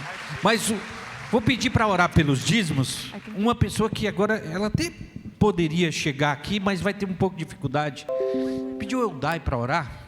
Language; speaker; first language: Portuguese; native; Portuguese